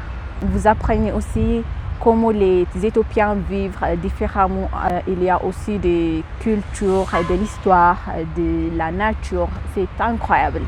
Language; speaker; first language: French; non-native, fluent; Amharic